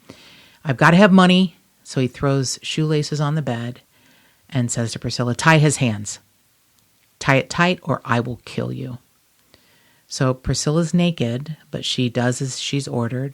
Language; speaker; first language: English; native; English